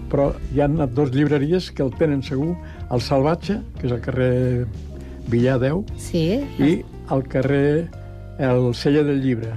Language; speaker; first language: Catalan; native; Catalan